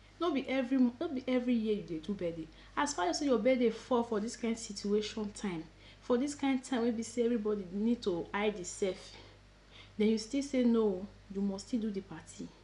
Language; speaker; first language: Nigerian Pidgin; native; Nigerian Pidgin